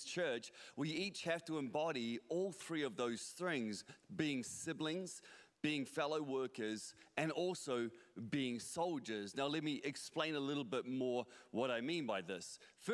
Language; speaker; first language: English; native; English